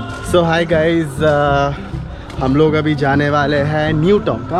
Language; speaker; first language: Hindi; non-native, local second language; Bangla